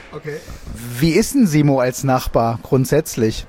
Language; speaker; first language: German; native; German